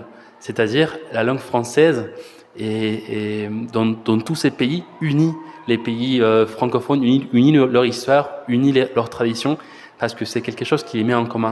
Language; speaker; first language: French; non-native, fluent; Spanish